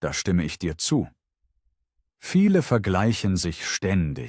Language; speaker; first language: German; native; German